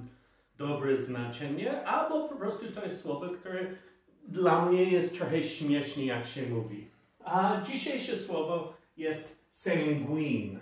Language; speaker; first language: Polish; non-native, fluent; English